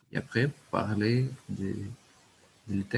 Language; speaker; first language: French; non-native, learner; Portuguese